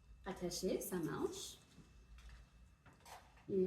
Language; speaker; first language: French; non-native, fluent; English